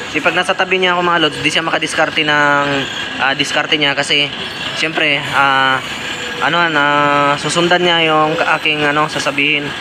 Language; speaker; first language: Filipino; non-native, local second language; Cebuano